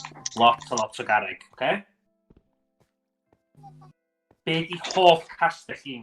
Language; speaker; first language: Welsh; native; Welsh